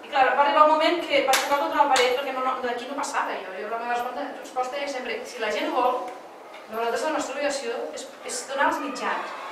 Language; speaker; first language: Catalan; native; Catalan